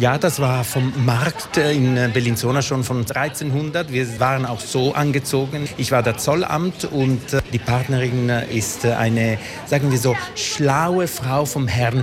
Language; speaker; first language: German; non-native, local second language; Italian